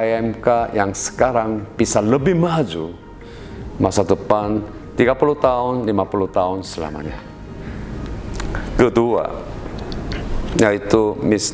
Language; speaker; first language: Indonesian; non-native, learner; Korean